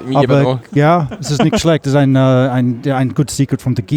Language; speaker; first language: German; non-native, learner; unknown